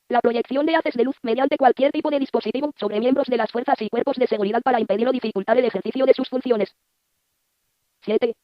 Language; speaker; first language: Spanish; native; Spanish